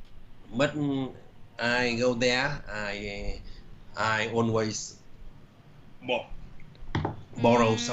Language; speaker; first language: English; non-native, learner; Vietnamese